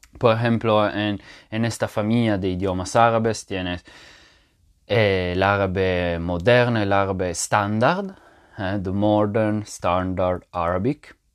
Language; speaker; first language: Spanish; non-native, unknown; French